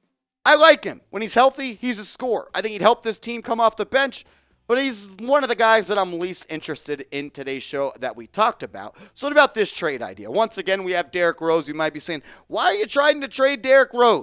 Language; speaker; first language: English; native; English